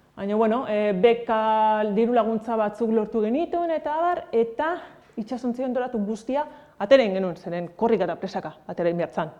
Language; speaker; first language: Basque; native; Basque